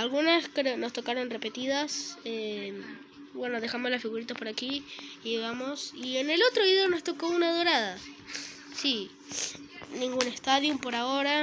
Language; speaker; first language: Spanish; native; Spanish